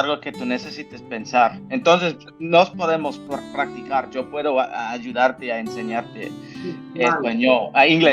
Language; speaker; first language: Spanish; non-native, learner; English